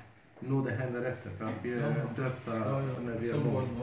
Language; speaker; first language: Swedish; non-native, fluent; Spanish